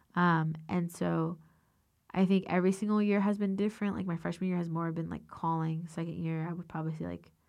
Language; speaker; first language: English; native; English